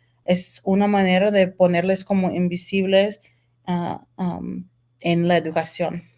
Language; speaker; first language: Spanish; non-native, fluent; English